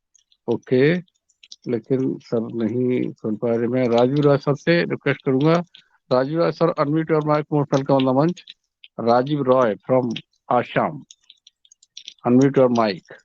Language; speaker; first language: Hindi; native; Hindi